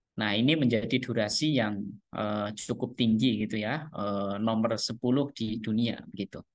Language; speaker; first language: Indonesian; non-native, local second language; Javanese